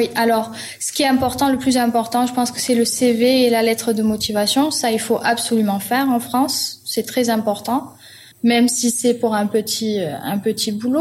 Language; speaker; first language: French; non-native, fluent; German